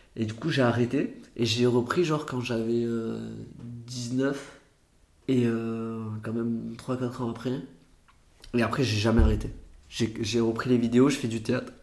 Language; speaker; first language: French; early bilingual, other home language; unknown